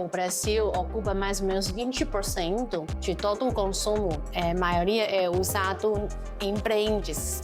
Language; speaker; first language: Portuguese; non-native, fluent; Chinese